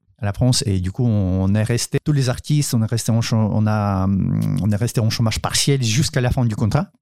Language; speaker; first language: French; non-native, fluent; Ukrainian